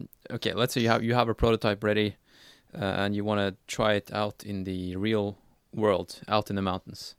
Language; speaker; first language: English; non-native, fluent; Norwegian